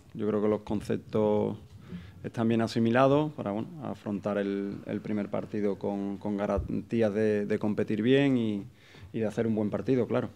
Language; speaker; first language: Spanish; native; Spanish